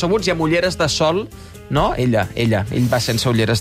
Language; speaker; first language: Catalan; native; Catalan